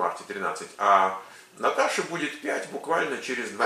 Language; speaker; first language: Russian; native; Russian